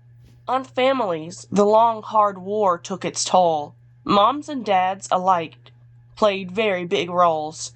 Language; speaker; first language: English; native; English